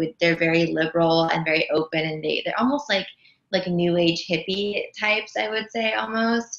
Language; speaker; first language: English; native; English